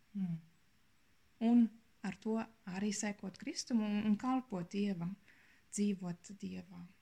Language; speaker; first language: Latvian; non-native, learner; German